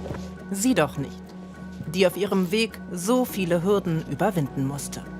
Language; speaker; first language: German; native; German